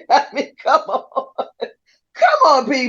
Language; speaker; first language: English; native; English